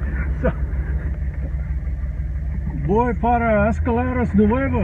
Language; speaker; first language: Spanish; non-native, learner; English